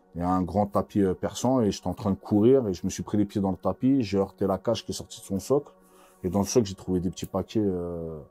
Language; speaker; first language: French; native; French